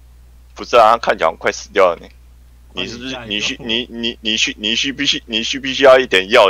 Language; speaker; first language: Chinese; native; Chinese